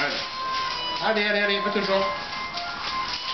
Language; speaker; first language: French; native; French